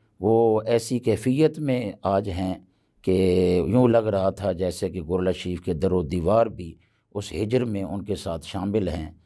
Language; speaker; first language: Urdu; non-native, local second language; Punjabi